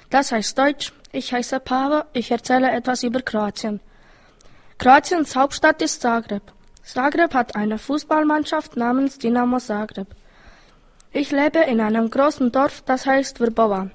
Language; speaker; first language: German; early bilingual, other home language; Croatian